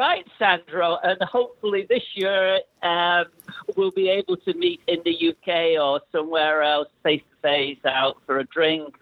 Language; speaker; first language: English; native; English